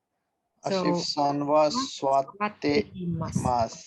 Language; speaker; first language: Japanese; non-native, learner; English